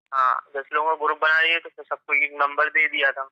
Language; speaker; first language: Hindi; native; Hindi